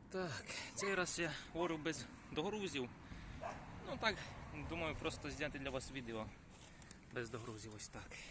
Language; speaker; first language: Ukrainian; native; Ukrainian